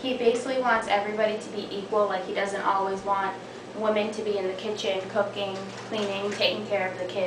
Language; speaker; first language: English; native; English